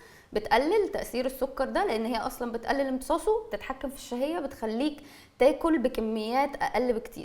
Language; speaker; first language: Arabic; native; Arabic